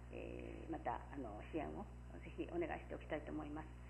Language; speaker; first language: Japanese; native; Japanese